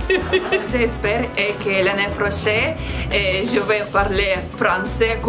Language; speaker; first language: French; non-native, learner; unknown